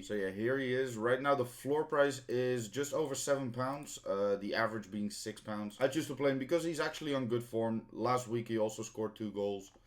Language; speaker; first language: English; non-native, fluent; Dutch